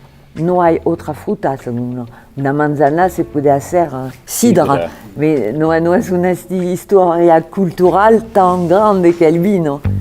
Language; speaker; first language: Spanish; non-native, fluent; French